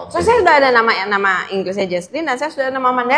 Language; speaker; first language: Indonesian; native; Indonesian